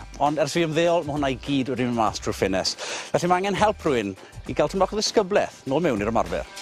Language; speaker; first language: Welsh; native; Welsh